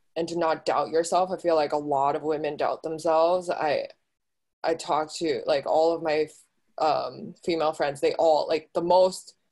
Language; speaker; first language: English; early bilingual, other home language; Chinese